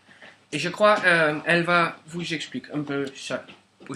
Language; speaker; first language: French; non-native, local second language; Dutch